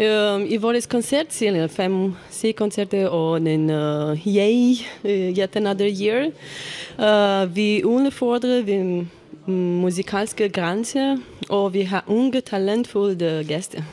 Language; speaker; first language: Danish; non-native, learner; Romanian